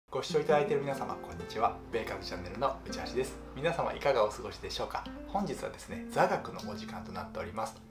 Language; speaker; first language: Japanese; native; Japanese